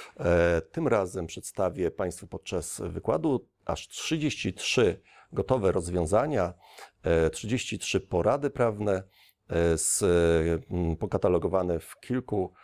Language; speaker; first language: Polish; native; Polish